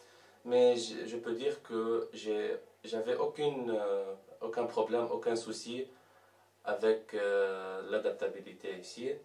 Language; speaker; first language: French; non-native, local second language; Arabic